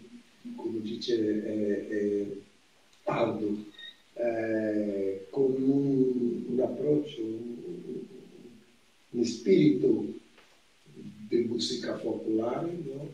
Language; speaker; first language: Italian; non-native, fluent; Portuguese